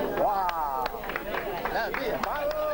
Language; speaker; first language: French; non-native, learner; Chinese